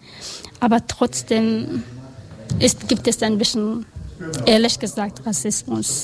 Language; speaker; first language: German; non-native, learner; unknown